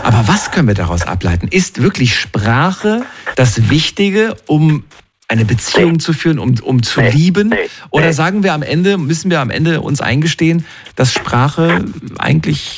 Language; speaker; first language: German; native; German